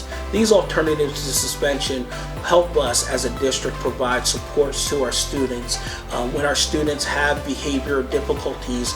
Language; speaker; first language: English; native; English